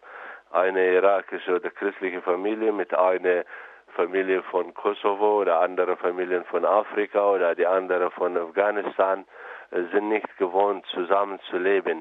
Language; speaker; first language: German; non-native, fluent; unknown